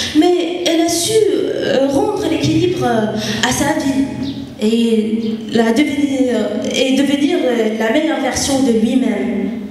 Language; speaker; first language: French; non-native, local second language; Arabic